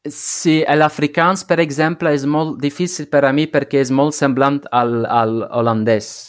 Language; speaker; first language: Catalan; non-native, learner; Dutch